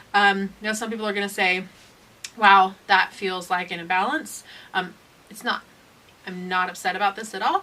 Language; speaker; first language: English; native; English